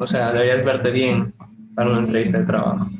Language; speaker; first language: Spanish; native; Spanish